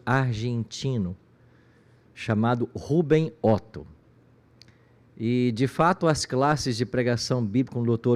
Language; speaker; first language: Portuguese; native; Portuguese